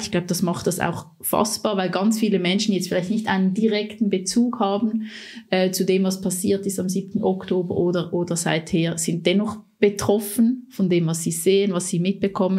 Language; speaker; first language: German; native; German